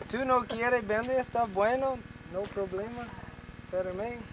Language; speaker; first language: Spanish; non-native, learner; English